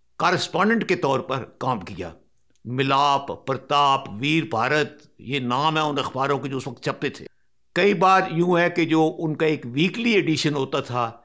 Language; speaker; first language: Urdu; non-native, local second language; Punjabi